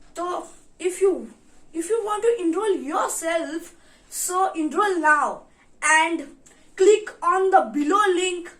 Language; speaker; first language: English; non-native, local second language; Hindi